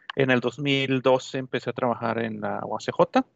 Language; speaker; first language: Spanish; native; Spanish